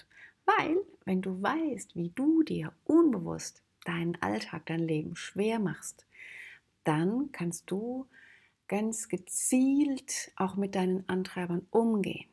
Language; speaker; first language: German; native; German